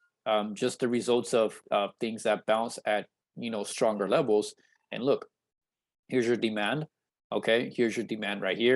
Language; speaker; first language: English; native; English